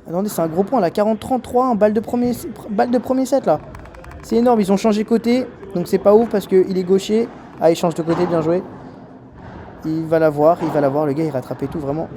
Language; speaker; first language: French; native; French